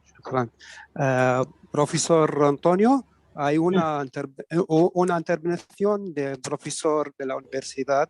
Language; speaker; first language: Spanish; non-native, learner; Arabic